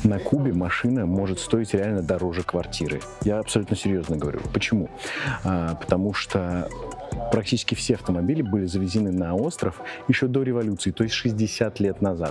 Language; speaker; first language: Russian; native; Russian